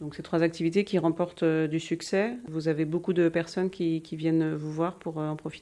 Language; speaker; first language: French; native; French